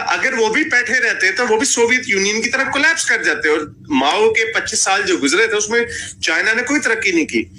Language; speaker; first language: Urdu; native; Urdu